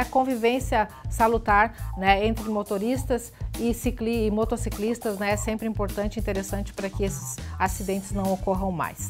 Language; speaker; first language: Portuguese; native; Portuguese